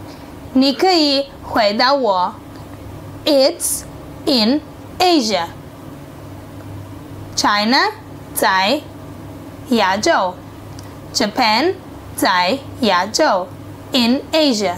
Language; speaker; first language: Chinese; non-native, learner; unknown